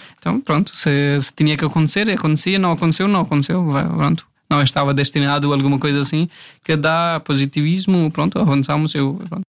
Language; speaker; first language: Portuguese; non-native, fluent; Hindi